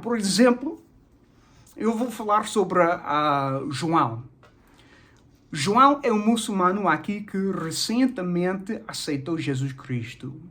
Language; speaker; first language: Portuguese; non-native, fluent; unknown